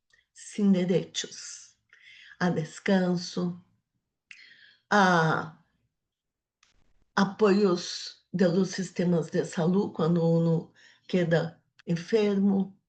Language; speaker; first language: Spanish; non-native, fluent; Portuguese